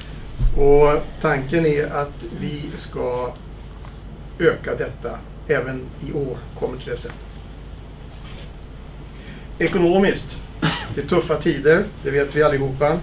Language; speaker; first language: Swedish; native; Swedish